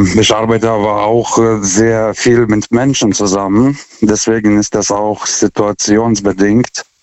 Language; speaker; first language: German; non-native, fluent; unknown